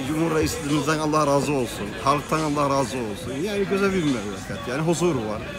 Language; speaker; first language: Turkish; non-native, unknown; Arabic